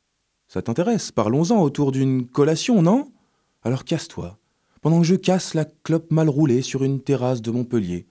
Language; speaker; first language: French; native; French